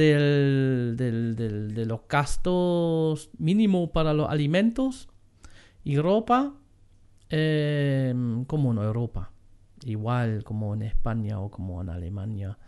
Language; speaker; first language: Spanish; non-native, fluent; German